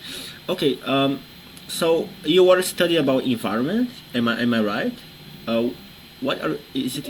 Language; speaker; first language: English; non-native, fluent; Portuguese